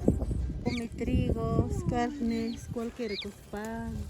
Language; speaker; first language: Spanish; non-native, local second language; Aymara